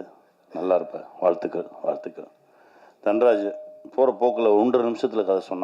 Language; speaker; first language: Tamil; native; Tamil